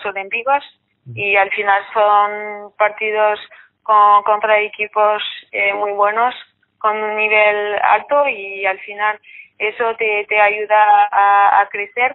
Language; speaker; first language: Spanish; non-native, fluent; French